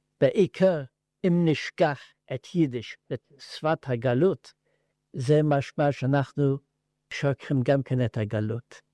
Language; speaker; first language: Hebrew; non-native, learner; Yiddish